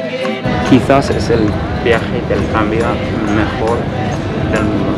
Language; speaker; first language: Spanish; non-native, fluent; English